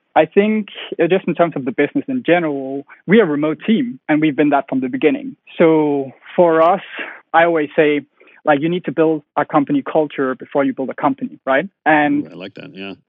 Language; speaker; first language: English; non-native, fluent; Danish